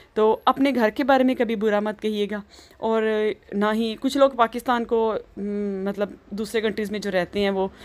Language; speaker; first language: Urdu; native; Urdu